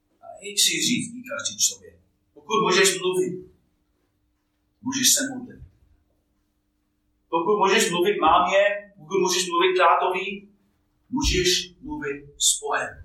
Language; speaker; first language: Czech; non-native, fluent; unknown